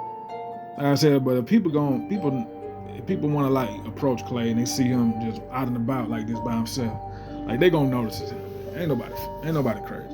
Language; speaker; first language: English; native; English